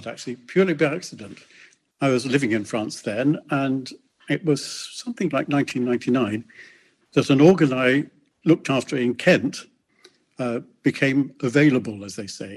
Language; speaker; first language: English; native; English